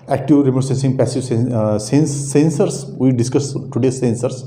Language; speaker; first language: English; non-native, local second language; Marathi